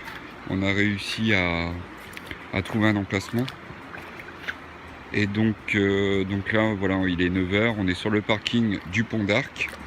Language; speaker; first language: French; native; French